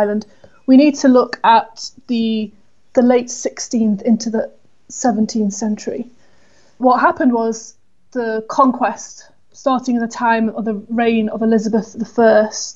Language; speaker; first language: English; native; English